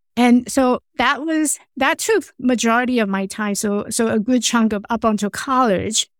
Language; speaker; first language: English; non-native, fluent; Chinese